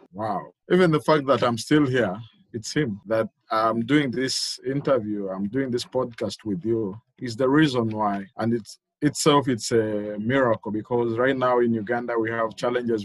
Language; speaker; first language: English; non-native, local second language; Ganda